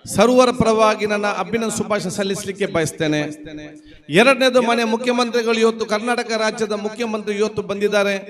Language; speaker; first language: Kannada; non-native, local second language; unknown